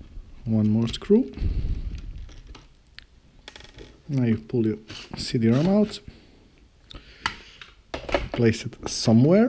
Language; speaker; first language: English; non-native, fluent; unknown